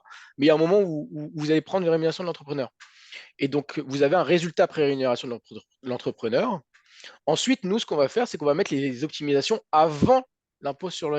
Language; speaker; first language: French; native; French